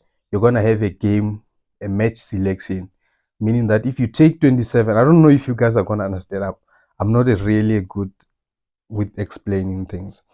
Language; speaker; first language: English; non-native, local second language; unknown